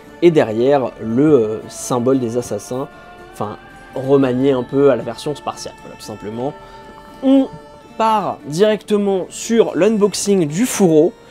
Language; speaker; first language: French; native; French